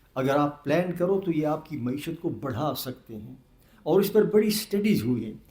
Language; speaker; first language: Urdu; non-native, local second language; Northern Hindko